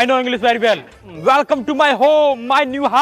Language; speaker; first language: English; non-native, learner; Hindi